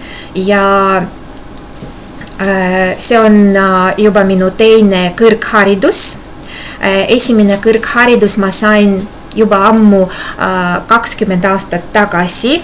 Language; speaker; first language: Estonian; non-native, local second language; Russian